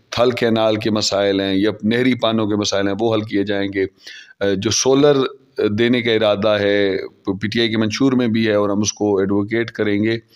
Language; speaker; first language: Urdu; non-native, local second language; Saraiki